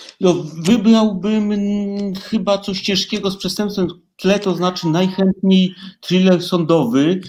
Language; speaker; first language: Polish; native; Polish